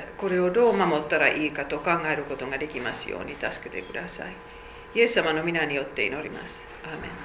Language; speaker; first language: Japanese; non-native, fluent; Finnish